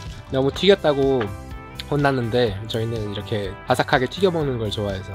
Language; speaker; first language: Korean; native; Korean